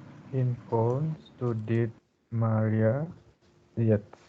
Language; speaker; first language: German; non-native, learner; Indonesian